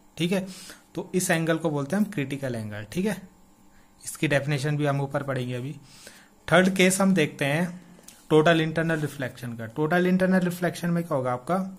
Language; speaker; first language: Hindi; native; Hindi